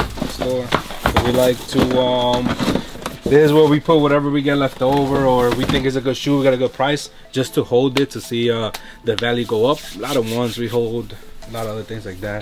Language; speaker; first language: English; early bilingual, other home language; Spanish